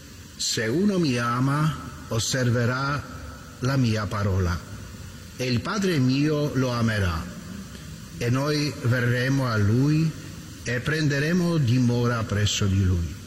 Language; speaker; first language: Italian; native; Italian